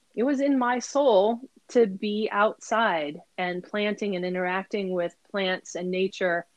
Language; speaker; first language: English; native; English